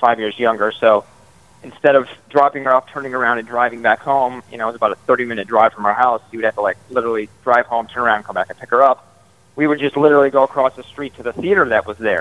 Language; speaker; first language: English; native; English